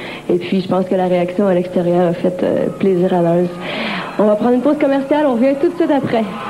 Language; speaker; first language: French; native; French